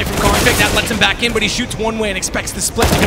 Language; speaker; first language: English; native; English